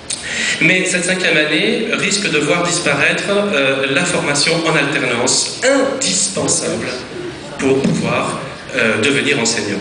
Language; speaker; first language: French; native; French